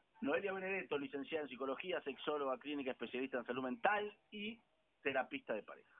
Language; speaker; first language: Spanish; native; Spanish